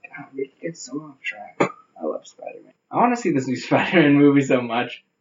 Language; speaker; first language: English; native; English